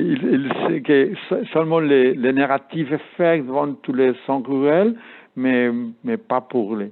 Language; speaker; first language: French; non-native, learner; Spanish